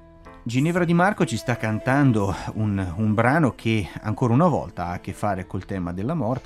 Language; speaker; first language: Italian; native; Italian